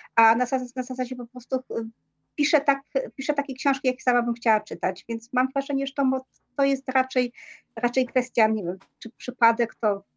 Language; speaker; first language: Polish; native; Polish